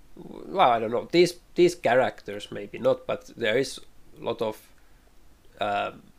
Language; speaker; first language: English; non-native, fluent; Finnish